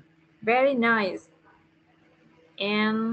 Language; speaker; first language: English; non-native, fluent; Vietnamese